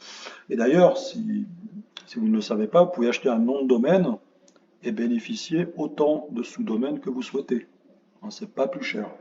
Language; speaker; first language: French; native; French